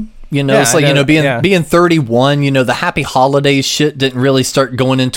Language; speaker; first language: English; native; English